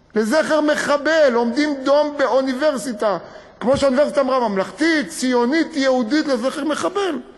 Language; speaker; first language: Hebrew; native; Hebrew